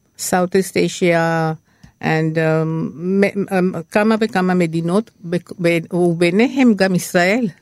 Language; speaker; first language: Hebrew; non-native, fluent; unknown